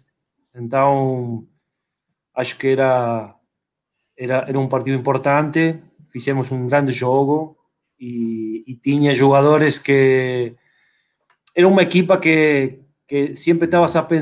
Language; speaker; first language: Portuguese; non-native, fluent; Spanish